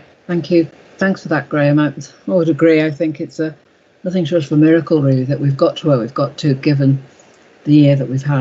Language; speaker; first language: English; native; English